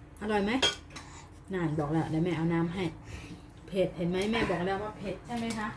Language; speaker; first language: Thai; native; Thai